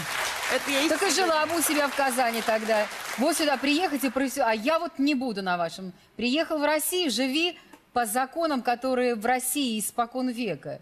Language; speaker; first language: Russian; native; Russian